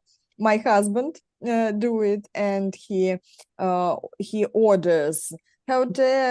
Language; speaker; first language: English; non-native, learner; Russian